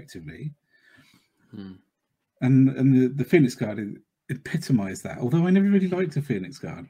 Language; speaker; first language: English; native; English